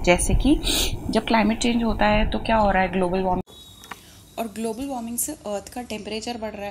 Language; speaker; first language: Hindi; native; Hindi